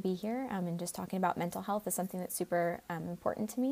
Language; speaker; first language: English; native; English